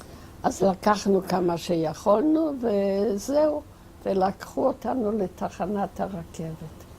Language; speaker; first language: Hebrew; non-native, fluent; Yiddish